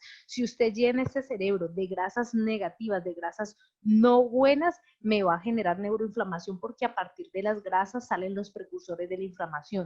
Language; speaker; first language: Spanish; native; Spanish